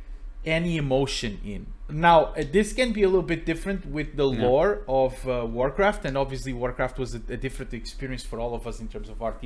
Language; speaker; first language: English; non-native, fluent; Portuguese